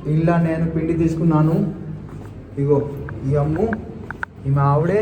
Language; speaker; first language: Telugu; non-native, learner; Hindi